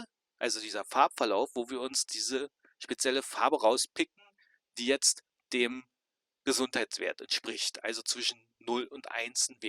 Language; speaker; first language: German; native; German